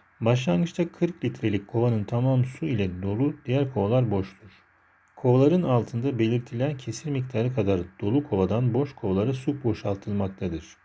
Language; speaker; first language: Turkish; native; Turkish